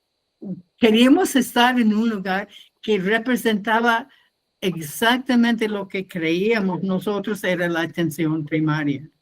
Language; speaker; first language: Spanish; non-native, fluent; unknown